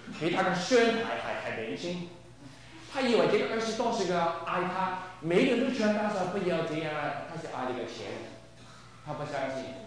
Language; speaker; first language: Chinese; non-native, local second language; Cantonese